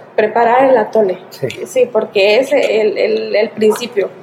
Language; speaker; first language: Spanish; native; Spanish